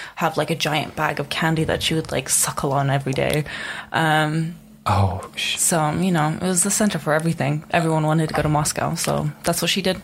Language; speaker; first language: English; non-native, fluent; Czech